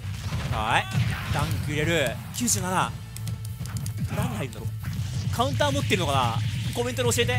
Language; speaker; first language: Japanese; native; Japanese